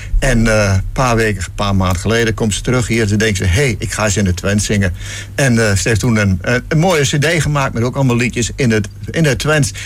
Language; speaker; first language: Dutch; native; Dutch